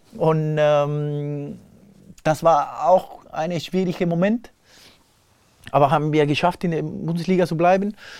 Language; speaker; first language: German; non-native, fluent; Spanish